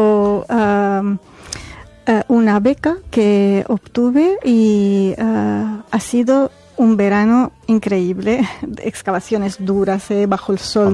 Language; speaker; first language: Spanish; non-native, fluent; Arabic